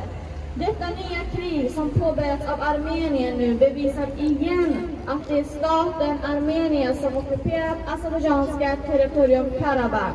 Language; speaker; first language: Swedish; non-native, fluent; Azerbaijani